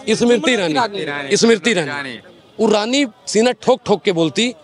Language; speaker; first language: Hindi; native; Hindi